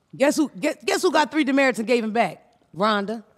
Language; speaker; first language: English; native; English